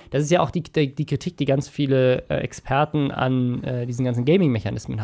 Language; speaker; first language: German; native; German